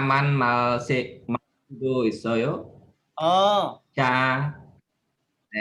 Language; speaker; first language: Korean; non-native, learner; Khmer